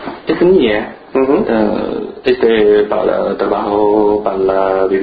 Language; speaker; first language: Spanish; non-native, learner; Chinese